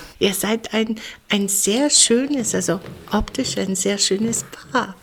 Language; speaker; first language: German; native; German